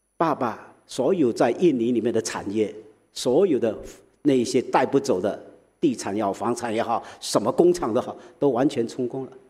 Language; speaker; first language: Chinese; early bilingual, heritage; Chinese